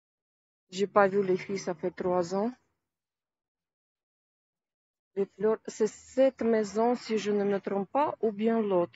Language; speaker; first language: French; non-native, fluent; Russian